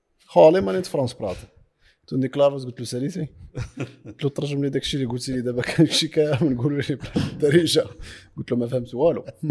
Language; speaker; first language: Dutch; early bilingual, other home language; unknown